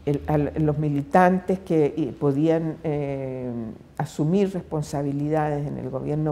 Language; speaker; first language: Spanish; native; Spanish